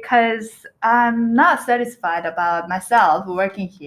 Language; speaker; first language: English; non-native, learner; Korean